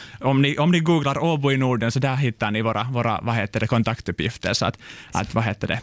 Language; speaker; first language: Swedish; non-native, local second language; Finnish